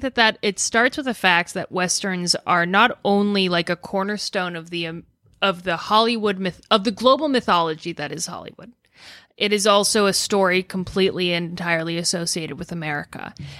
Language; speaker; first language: English; native; English